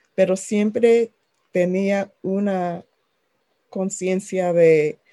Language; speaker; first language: Spanish; non-native, fluent; English